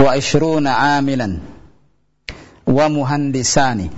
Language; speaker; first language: Arabic; non-native, fluent; Indonesian